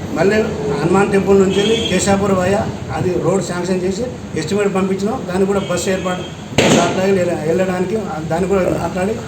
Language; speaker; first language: Telugu; non-native, local second language; Lambadi